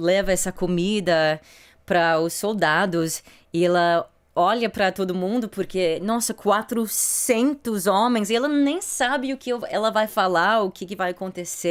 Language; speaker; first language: Portuguese; non-native, fluent; English